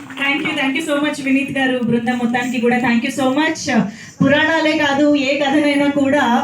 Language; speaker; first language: Telugu; native; Telugu